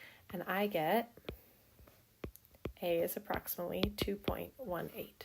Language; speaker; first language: English; native; English